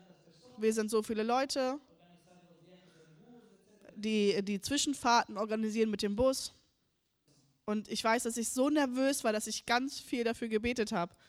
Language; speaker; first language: German; early bilingual, heritage; German